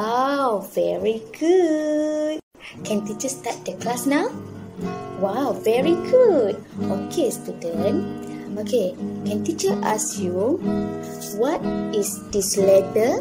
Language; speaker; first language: English; non-native, local second language; Malay